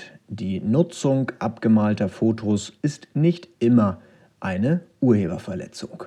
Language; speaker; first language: German; native; German